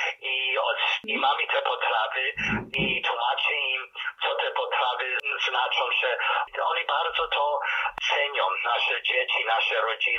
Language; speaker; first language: Polish; early bilingual, heritage; Polish